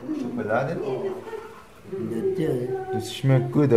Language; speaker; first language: German; non-native, learner; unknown